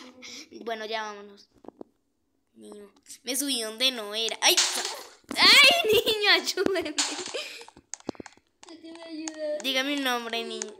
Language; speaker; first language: Spanish; native; Spanish